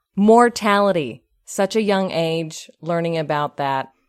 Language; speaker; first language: English; native; English